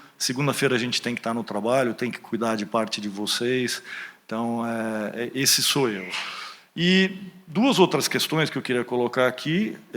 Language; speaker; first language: Portuguese; early bilingual, other home language; German